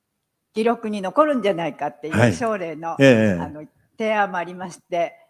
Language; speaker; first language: Japanese; native; Japanese